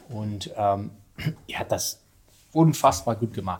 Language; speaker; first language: German; non-native, learner; English